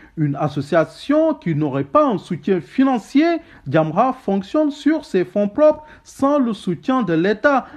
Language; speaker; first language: French; non-native, local second language; Wolof